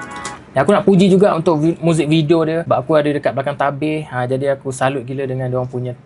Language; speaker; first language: Malay; native; Malay